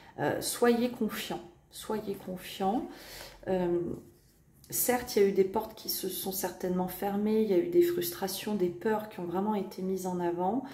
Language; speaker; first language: French; native; French